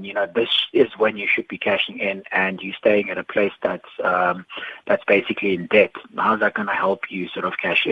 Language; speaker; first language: English; non-native, local second language; Xhosa